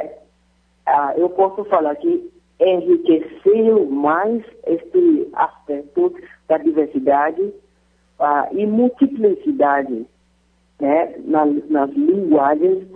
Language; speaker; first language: Portuguese; non-native, fluent; Yoruba